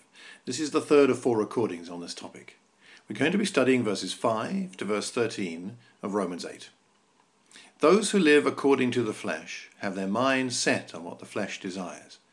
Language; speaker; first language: English; native; English